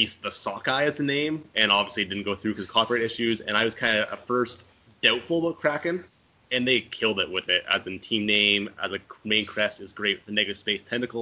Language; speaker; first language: English; native; English